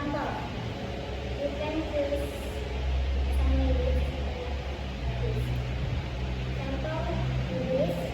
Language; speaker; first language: English; non-native, learner; Indonesian